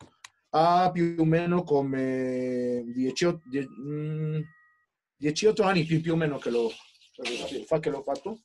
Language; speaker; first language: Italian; non-native, learner; Spanish